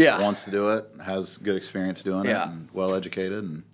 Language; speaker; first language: English; native; English